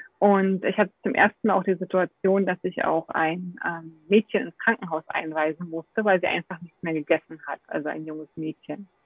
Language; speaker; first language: German; native; German